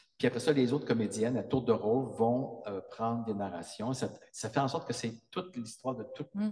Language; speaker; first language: French; native; French